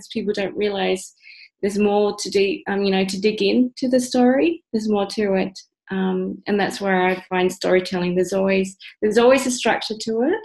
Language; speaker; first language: English; native; English